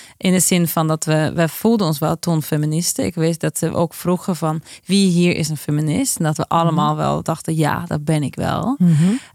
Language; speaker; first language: Dutch; non-native, fluent; Norwegian